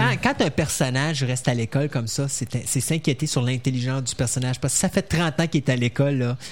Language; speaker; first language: French; native; French